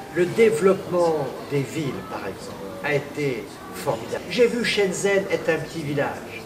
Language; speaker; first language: French; native; French